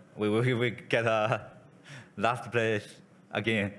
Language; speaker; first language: English; non-native, learner; Chinese